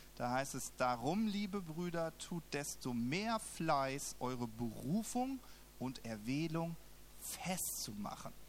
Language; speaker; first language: German; native; German